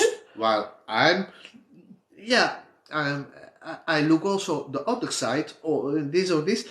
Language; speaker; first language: English; non-native, fluent; Dutch